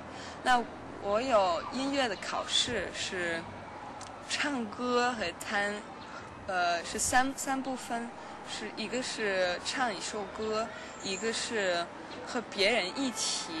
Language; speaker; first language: Chinese; non-native, learner; Danish